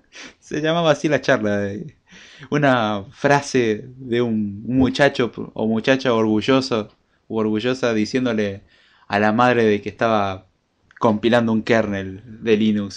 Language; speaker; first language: Spanish; native; Spanish